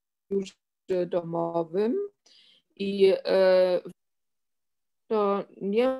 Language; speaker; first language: Polish; non-native, fluent; German